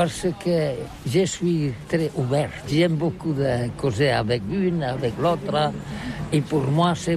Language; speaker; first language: French; non-native, learner; Catalan